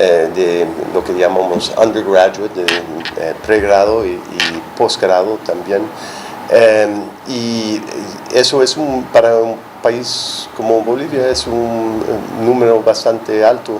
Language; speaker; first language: Spanish; non-native, fluent; English